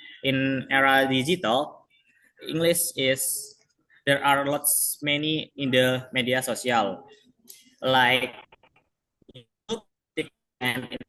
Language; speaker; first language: English; non-native, learner; Indonesian